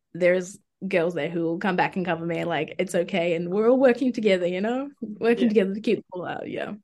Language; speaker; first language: English; native; English